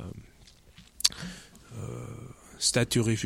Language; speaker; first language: French; non-native, learner; Chechen